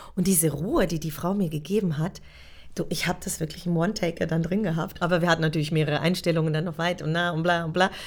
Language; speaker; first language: German; native; German